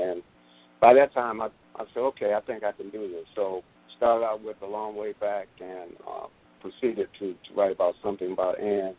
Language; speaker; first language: English; native; English